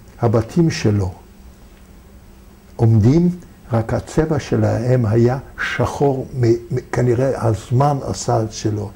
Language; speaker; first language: Hebrew; non-native, fluent; Yiddish